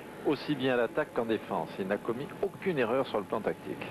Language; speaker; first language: French; native; French